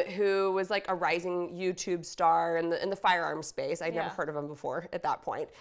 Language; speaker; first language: English; native; English